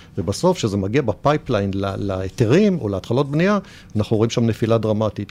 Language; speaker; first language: Hebrew; native; Hebrew